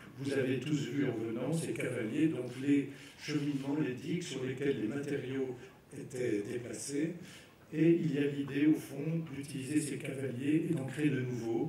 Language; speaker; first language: French; native; French